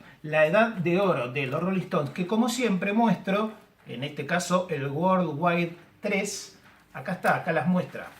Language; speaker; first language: Spanish; native; Spanish